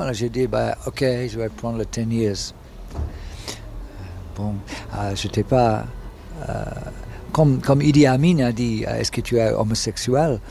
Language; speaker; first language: French; non-native, fluent; English